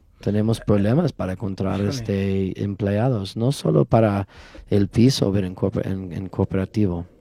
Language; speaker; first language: Spanish; non-native, learner; English